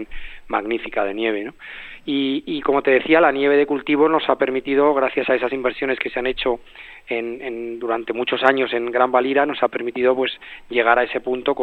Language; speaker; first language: Spanish; native; Spanish